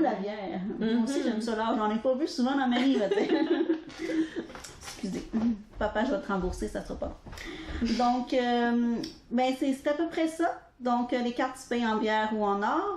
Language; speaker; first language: French; native; French